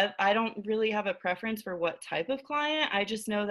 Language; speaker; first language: English; native; English